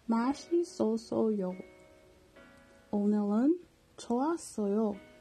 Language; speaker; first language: Korean; non-native, learner; English